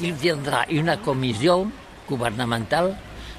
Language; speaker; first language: French; non-native, learner; Catalan